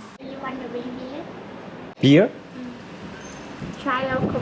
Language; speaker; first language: English; non-native, learner; Vietnamese